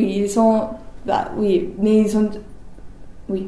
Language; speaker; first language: French; non-native, learner; German